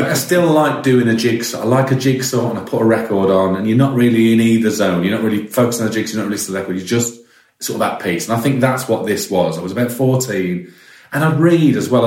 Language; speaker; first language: English; native; English